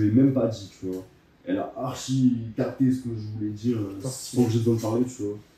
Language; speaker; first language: French; native; French